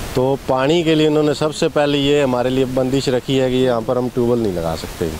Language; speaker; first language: Hindi; native; Hindi